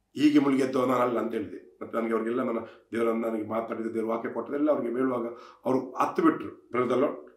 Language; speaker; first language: Kannada; non-native, local second language; Tulu